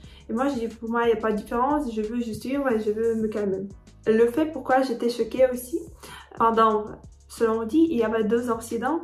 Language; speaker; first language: French; non-native, fluent; Ukrainian